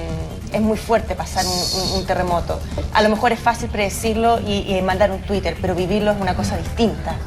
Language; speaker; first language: Spanish; native; Spanish